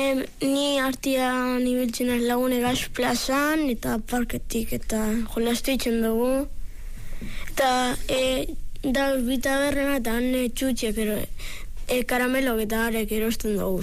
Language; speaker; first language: Basque; native; Basque